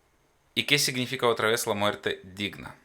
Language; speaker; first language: Spanish; non-native, fluent; Ukrainian